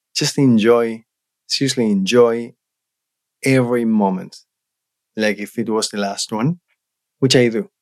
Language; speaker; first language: English; non-native, fluent; Spanish